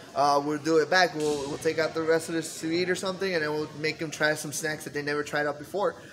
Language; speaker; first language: English; early bilingual, other home language; Spanish